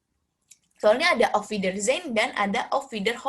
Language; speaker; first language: German; non-native, learner; Indonesian